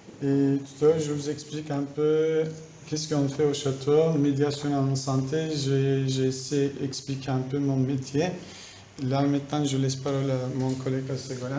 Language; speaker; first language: French; non-native, fluent; Kurdish